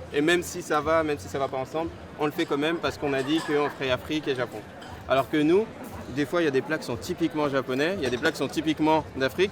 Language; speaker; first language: French; native; French